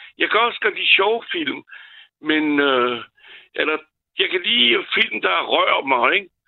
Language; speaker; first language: Danish; non-native, fluent; French